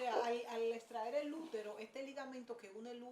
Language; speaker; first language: Spanish; native; Spanish